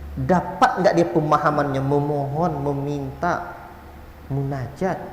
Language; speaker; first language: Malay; native; Malay